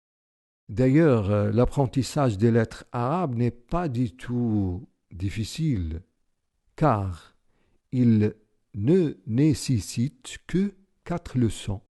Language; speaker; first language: French; non-native, local second language; Arabic